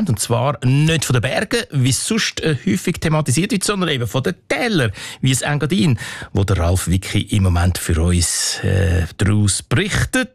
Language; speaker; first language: German; native; German